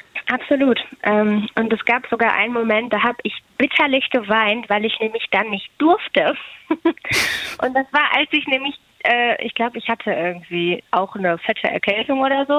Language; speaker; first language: German; native; German